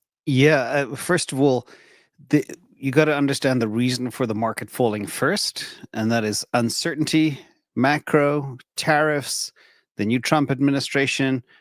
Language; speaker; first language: English; native; English